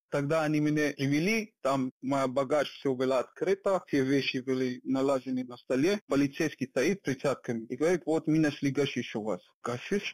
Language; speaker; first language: Russian; non-native, fluent; Hindi